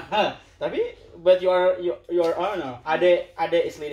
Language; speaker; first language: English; non-native, learner; Indonesian